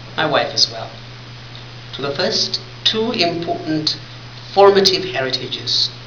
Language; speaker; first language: English; non-native, fluent; Tigrinya